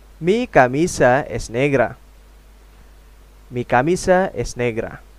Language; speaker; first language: Spanish; non-native, fluent; Indonesian